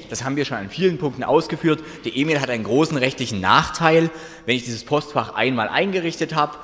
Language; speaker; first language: German; native; German